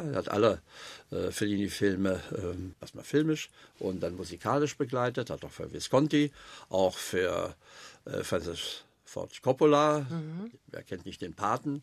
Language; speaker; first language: German; native; German